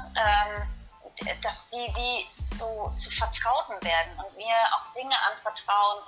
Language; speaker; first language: German; native; German